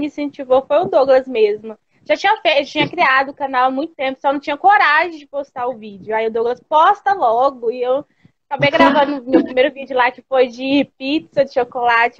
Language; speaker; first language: Portuguese; native; Portuguese